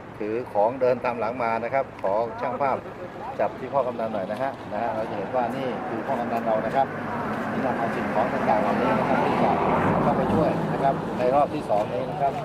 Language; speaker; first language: Thai; native; Thai